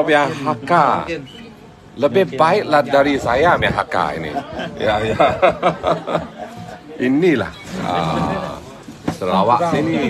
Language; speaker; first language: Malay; non-native, local second language; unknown